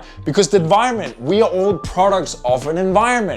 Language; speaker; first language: English; non-native, fluent; Danish